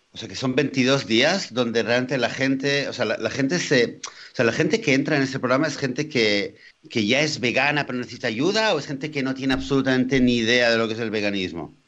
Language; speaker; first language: Spanish; native; Spanish